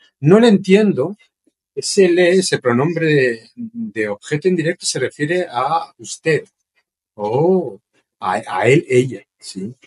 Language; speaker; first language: Spanish; native; Spanish